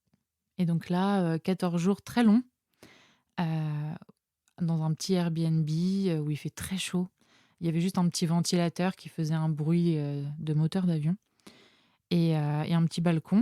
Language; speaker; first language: French; native; French